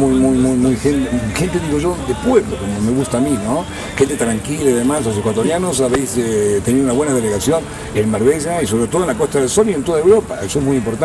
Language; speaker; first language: Spanish; native; Spanish